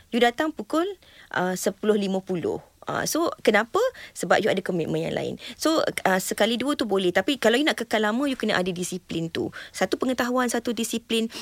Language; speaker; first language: Malay; native; Malay